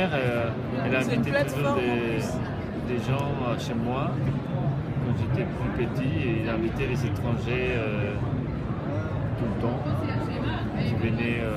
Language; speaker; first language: French; non-native, fluent; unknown